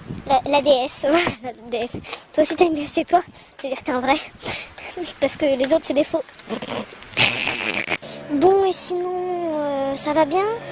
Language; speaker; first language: French; native; French